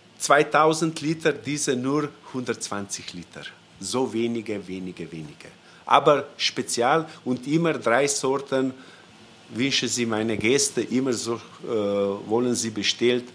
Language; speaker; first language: German; non-native, learner; Slovenian